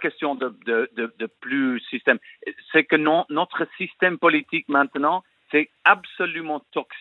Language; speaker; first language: French; non-native, learner; English